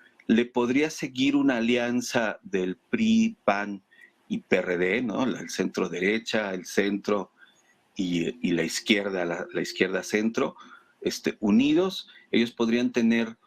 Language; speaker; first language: Spanish; native; Spanish